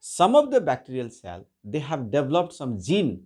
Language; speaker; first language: English; non-native, local second language; Nepali